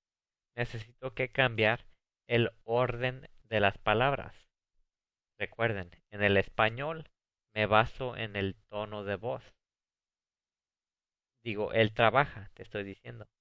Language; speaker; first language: Spanish; early bilingual, heritage; Spanish